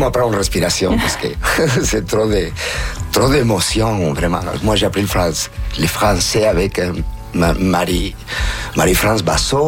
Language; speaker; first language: French; non-native, fluent; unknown